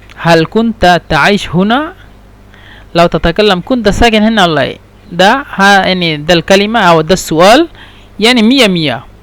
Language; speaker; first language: Egyptian Arabic; non-native, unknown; Bangla